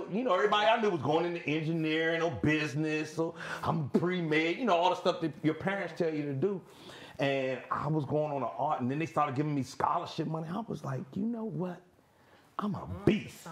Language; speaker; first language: English; native; English